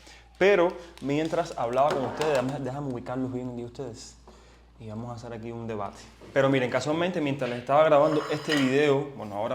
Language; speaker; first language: Spanish; native; Spanish